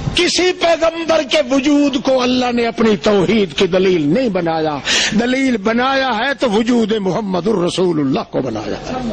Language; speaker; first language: Urdu; non-native, local second language; Saraiki